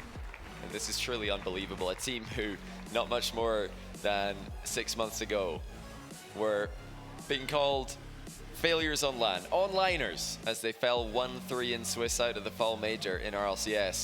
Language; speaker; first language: English; native; English